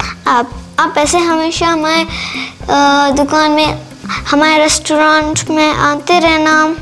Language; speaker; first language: Hindi; native; Hindi